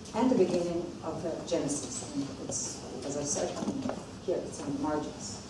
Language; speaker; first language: English; non-native, fluent; Hebrew